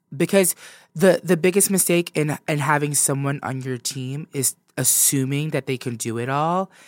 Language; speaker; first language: English; native; English